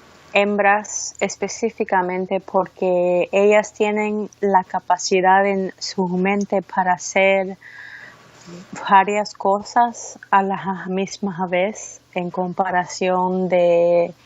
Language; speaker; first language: Spanish; early bilingual, heritage; Spanish